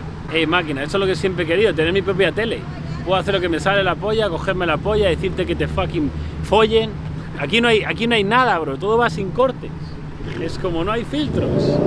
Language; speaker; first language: Spanish; native; Spanish